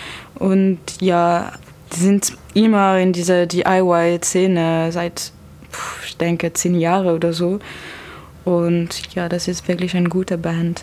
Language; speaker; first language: German; non-native, learner; French